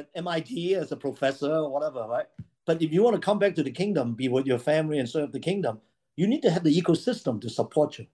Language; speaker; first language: English; non-native, local second language; Cantonese